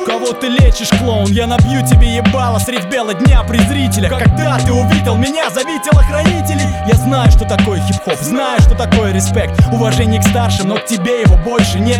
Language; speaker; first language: Russian; native; Russian